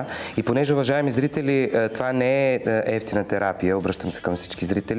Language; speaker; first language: Bulgarian; native; Bulgarian